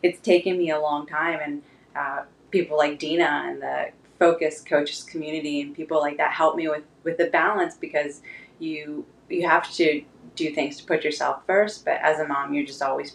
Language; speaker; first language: English; native; English